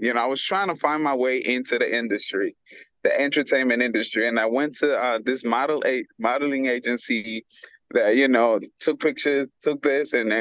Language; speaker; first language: English; early bilingual, other home language; Spanish